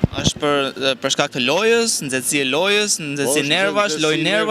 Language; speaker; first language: Albanian; native; Albanian